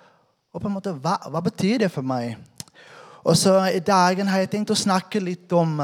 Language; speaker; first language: Norwegian; non-native, fluent; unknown